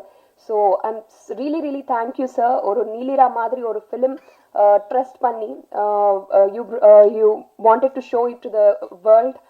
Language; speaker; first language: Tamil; non-native, learner; Telugu